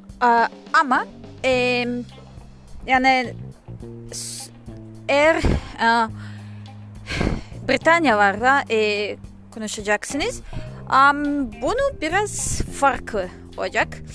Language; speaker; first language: Turkish; non-native, learner; English